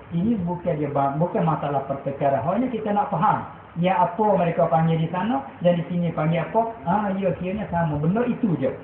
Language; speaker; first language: Malay; native; Malay